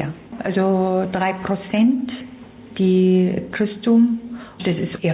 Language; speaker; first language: German; non-native, fluent; Arabic